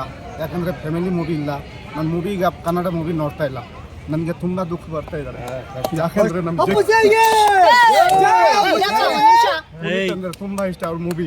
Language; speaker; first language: Kannada; non-native, local second language; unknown